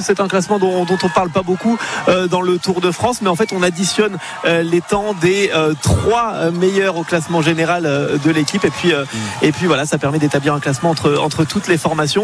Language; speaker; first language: French; native; French